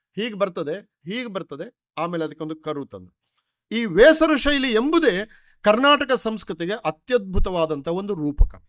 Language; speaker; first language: Kannada; non-native, local second language; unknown